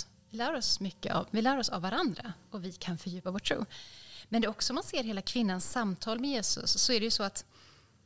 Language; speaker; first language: Swedish; native; Swedish